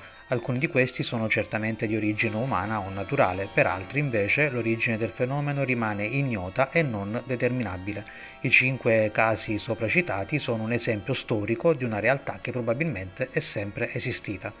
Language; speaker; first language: Italian; native; Italian